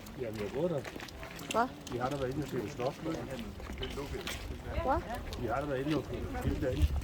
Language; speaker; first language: Danish; native; Danish